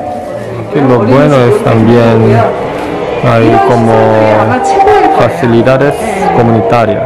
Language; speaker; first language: Spanish; non-native, fluent; Korean